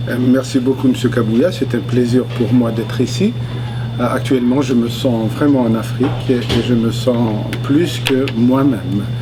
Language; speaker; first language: French; non-native, local second language; Arabic